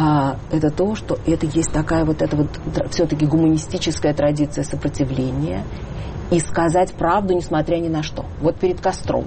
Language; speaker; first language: Russian; native; Russian